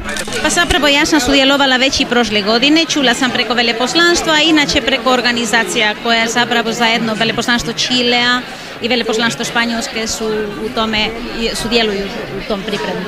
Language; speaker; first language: Bosnian; non-native, fluent; Spanish